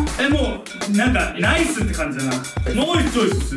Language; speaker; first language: Japanese; native; Japanese